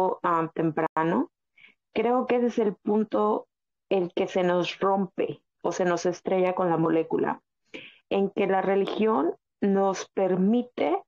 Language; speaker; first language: Spanish; native; Spanish